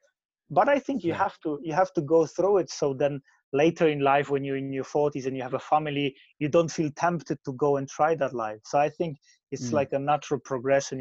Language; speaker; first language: English; non-native, fluent; Polish